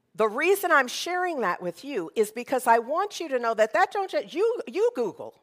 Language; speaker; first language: English; native; English